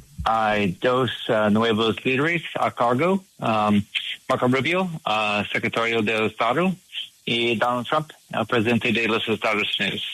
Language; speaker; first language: Spanish; non-native, learner; English